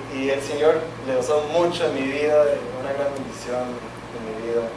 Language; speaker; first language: Spanish; non-native, fluent; English